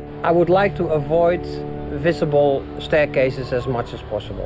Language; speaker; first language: English; non-native, fluent; Dutch